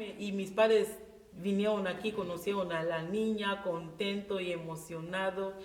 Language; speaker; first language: Spanish; non-native, local second language; Fang